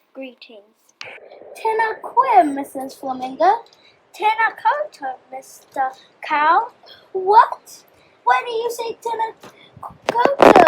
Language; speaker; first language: Māori; non-native, learner; English